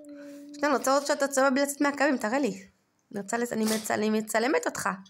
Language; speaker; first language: Hebrew; native; Hebrew